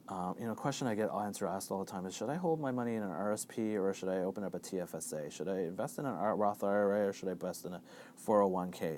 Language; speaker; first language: English; native; English